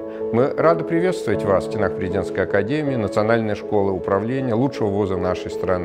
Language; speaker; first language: Russian; native; Russian